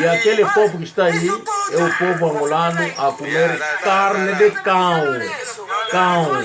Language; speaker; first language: Portuguese; non-native, local second language; Kongo